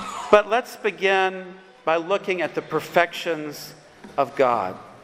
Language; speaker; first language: English; native; English